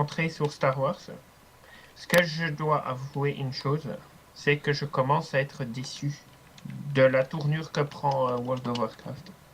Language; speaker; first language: French; native; French